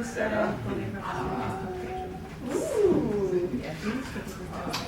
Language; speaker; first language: Spanish; non-native, learner; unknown